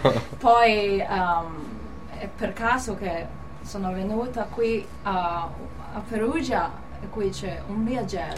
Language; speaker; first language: Italian; non-native, learner; Cantonese